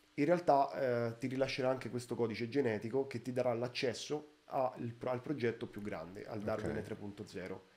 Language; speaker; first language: Italian; native; Italian